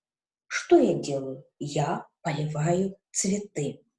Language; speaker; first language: Russian; non-native, local second language; Kazakh